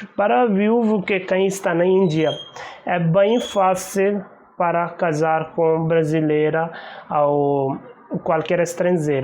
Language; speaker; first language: Portuguese; non-native, learner; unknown